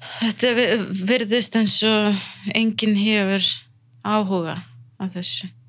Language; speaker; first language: Icelandic; non-native, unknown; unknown